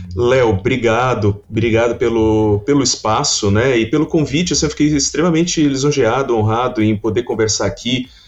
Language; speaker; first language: Portuguese; native; Portuguese